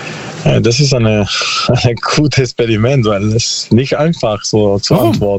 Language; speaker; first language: German; non-native, learner; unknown